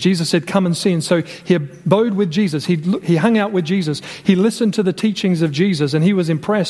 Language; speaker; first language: English; native; English